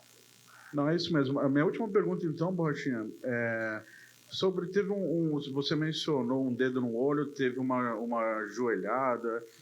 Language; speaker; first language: Portuguese; native; Portuguese